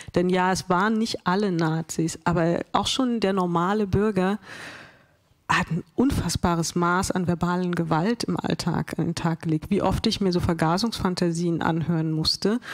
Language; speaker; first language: German; native; German